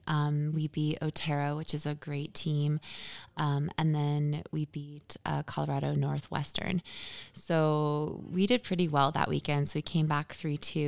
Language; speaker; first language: English; native; English